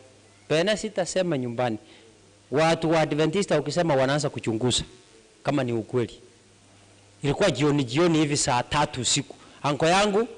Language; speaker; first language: Swahili; non-native, local second language; Gusii